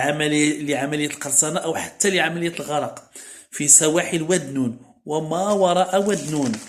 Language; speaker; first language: Arabic; native; Arabic